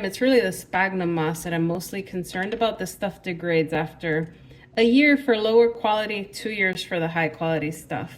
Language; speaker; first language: English; native; English